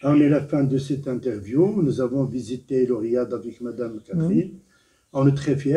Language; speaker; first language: French; non-native, local second language; Arabic